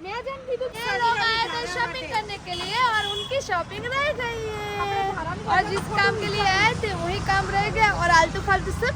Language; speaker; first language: Hindi; non-native, local second language; Gujarati